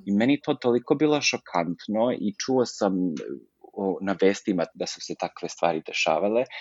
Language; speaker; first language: Serbian; early bilingual, heritage; Serbian